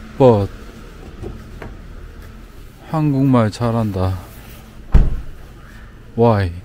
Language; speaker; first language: Korean; non-native, learner; English